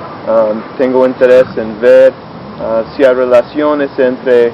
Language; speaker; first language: Spanish; non-native, fluent; English